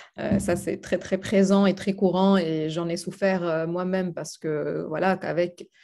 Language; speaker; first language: French; non-native, local second language; Arabic